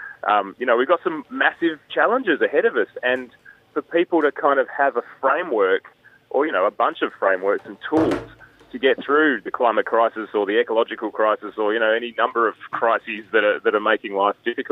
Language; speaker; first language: English; native; English